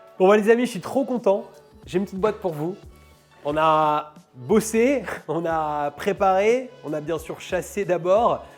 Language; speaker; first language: French; native; French